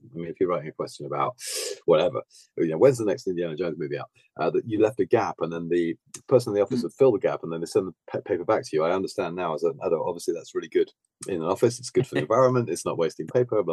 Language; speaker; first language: English; native; English